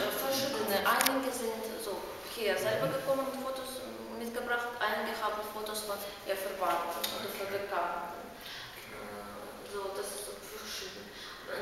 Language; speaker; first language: German; non-native, learner; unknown